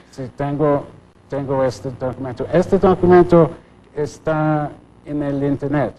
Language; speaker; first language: Spanish; non-native, fluent; English